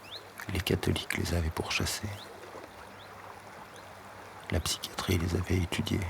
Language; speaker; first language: French; native; French